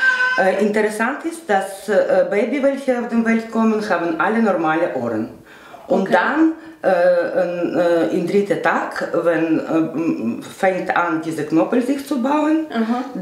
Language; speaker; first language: German; non-native, learner; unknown